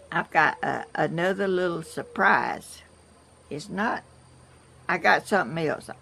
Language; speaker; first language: English; native; English